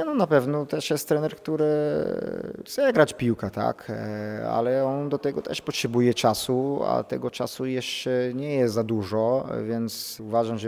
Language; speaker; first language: Polish; non-native, fluent; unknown